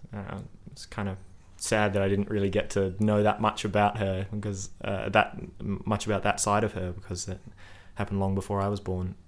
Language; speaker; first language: English; native; English